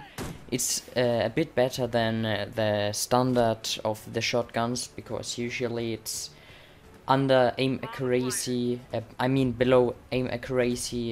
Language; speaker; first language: English; non-native, fluent; Swiss German